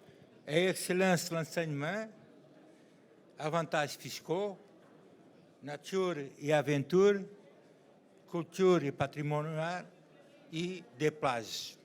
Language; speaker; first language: French; non-native, learner; Portuguese